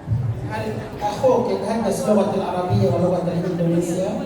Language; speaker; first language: Arabic; non-native, learner; Indonesian